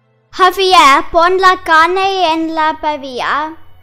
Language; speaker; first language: Spanish; non-native, learner; English